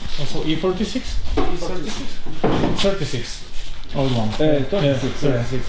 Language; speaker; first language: English; non-native, learner; Czech